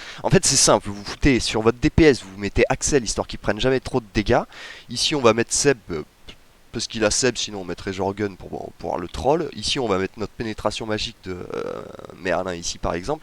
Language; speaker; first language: French; native; French